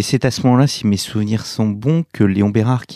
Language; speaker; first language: French; native; French